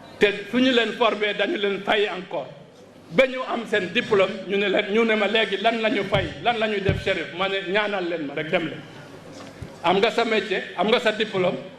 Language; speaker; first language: Wolof; non-native, local second language; Fula